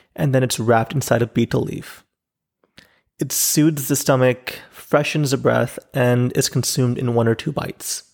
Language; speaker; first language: English; non-native, local second language; Urdu